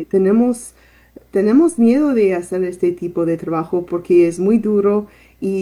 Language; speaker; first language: Spanish; non-native, fluent; English